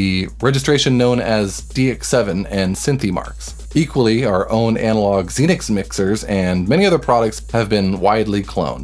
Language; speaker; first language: English; native; English